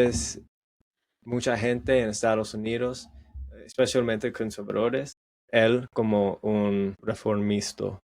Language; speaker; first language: Spanish; non-native, learner; English